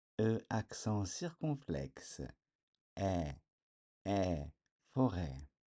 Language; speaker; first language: French; native; French